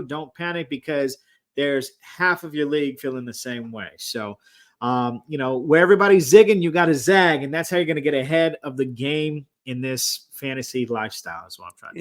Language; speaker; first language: English; native; English